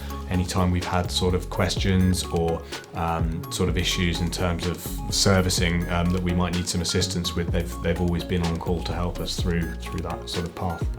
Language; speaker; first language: English; native; English